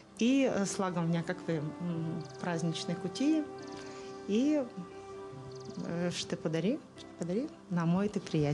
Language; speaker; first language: Bulgarian; non-native, learner; Russian